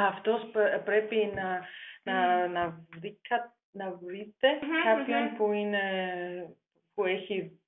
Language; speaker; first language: Greek; non-native, fluent; German